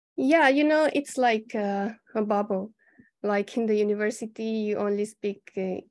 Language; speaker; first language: English; non-native, fluent; Spanish